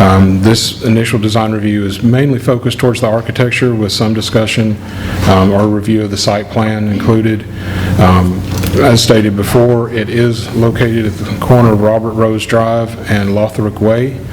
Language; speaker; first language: English; native; English